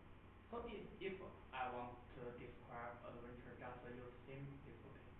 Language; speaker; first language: English; non-native, learner; Chinese